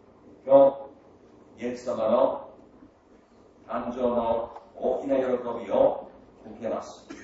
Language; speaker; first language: Japanese; non-native, fluent; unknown